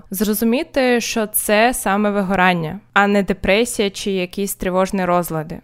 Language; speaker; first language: Ukrainian; non-native, local second language; Russian